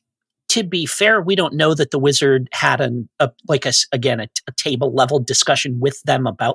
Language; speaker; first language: English; native; English